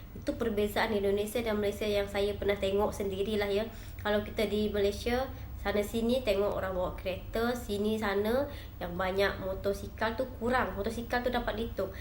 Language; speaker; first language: Malay; native; Malay